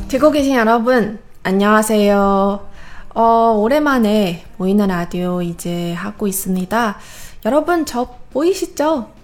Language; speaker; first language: Korean; non-native, fluent; Chinese